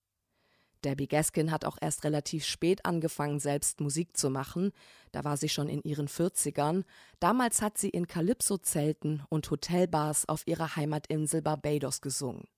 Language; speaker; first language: German; native; German